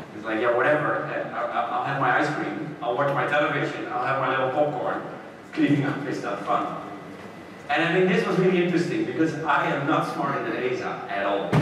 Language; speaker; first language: English; non-native, fluent; Dutch